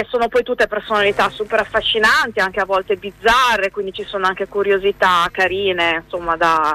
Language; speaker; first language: Italian; native; Italian